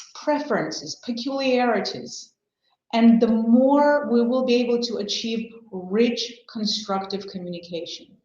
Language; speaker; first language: English; non-native, fluent; Armenian